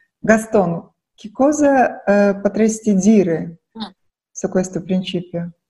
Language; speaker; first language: Italian; non-native, fluent; Russian